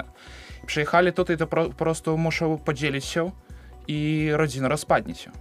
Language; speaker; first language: Ukrainian; non-native, learner; Belarusian